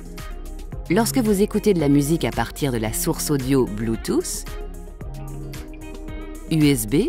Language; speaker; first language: French; native; French